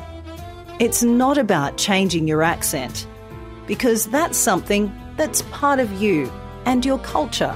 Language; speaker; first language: English; native; English